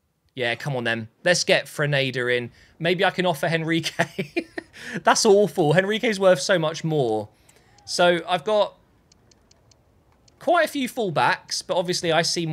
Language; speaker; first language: English; native; English